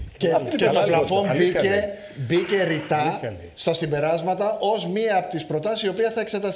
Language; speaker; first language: Greek; native; Greek